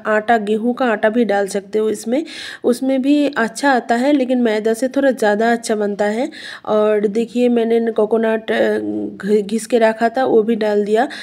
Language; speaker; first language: Hindi; non-native, local second language; Bangla